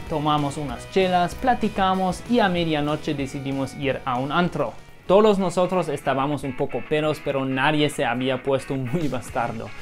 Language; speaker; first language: Spanish; non-native, fluent; German